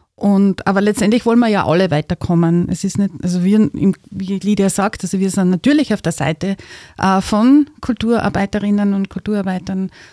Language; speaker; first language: German; native; German